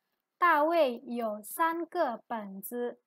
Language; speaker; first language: Chinese; non-native, fluent; Indonesian